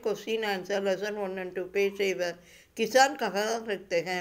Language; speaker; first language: Hindi; non-native, local second language; Tamil